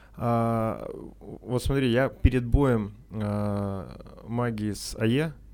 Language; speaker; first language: Russian; native; Russian